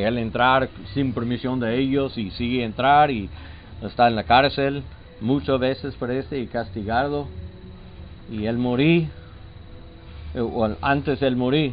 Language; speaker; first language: Spanish; non-native, learner; English